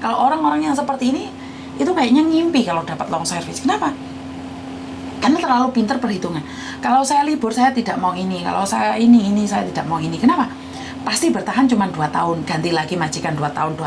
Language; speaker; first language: Indonesian; non-native, local second language; Javanese